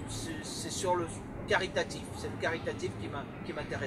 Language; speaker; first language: French; early bilingual, other home language; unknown